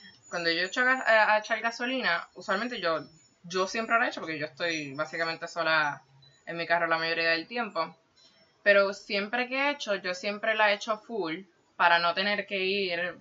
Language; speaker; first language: Spanish; early bilingual, heritage; Spanish